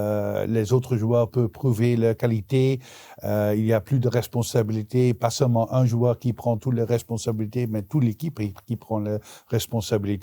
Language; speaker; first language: French; non-native, local second language; Dutch